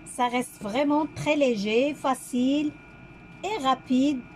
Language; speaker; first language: French; non-native, local second language; Arabic